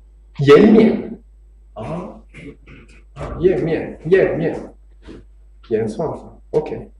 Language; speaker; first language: Chinese; non-native, learner; Japanese